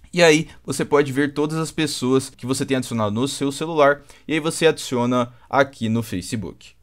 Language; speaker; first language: Portuguese; native; Portuguese